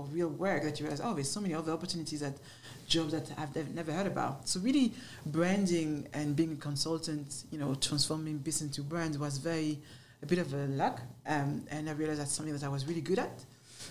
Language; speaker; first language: English; non-native, fluent; French